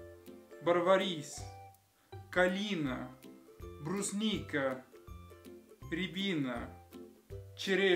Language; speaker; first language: Russian; non-native, fluent; Spanish